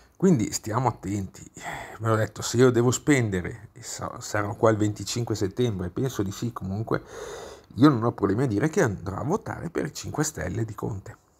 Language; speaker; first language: Italian; native; Italian